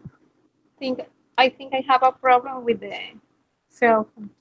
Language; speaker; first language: English; non-native, learner; Spanish